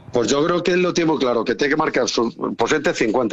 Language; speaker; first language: Spanish; native; Spanish